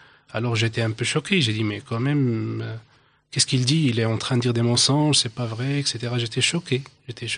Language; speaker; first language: French; non-native, local second language; Arabic